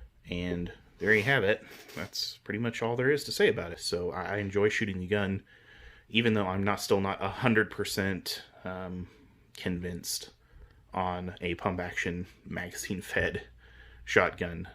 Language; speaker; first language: English; native; English